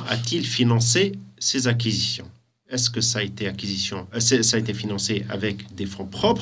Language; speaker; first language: French; native; French